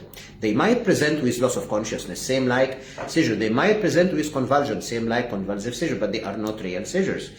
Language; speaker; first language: English; non-native, fluent; Arabic